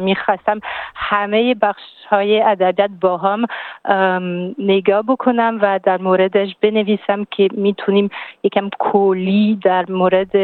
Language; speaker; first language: Persian; non-native, fluent; French